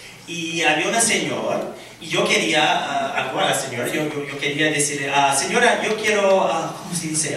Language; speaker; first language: Spanish; non-native, fluent; English